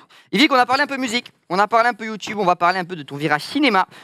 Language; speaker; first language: French; native; French